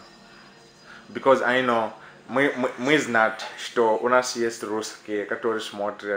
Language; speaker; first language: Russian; non-native, learner; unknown